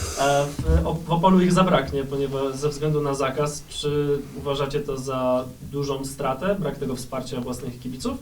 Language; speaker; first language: Polish; native; Polish